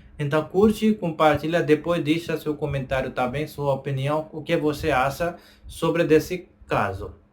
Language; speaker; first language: Portuguese; non-native, learner; Hindi